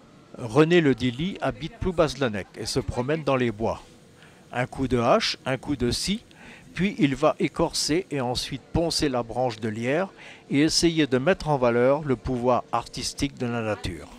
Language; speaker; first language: French; native; French